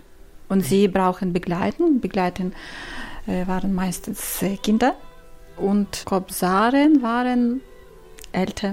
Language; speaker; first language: German; non-native, learner; Ukrainian